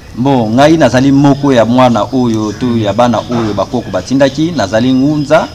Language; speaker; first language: Lingala; non-native, local second language; Kongo